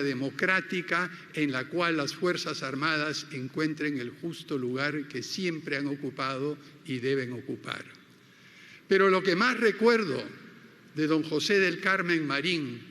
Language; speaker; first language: Spanish; native; Spanish